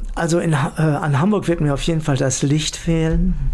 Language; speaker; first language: German; native; German